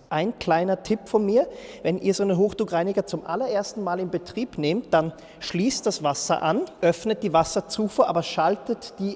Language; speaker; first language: German; native; German